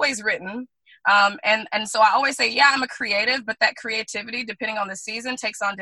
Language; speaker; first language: English; native; English